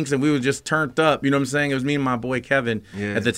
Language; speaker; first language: English; native; English